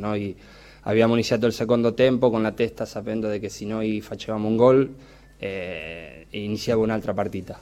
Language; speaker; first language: Italian; non-native, fluent; Spanish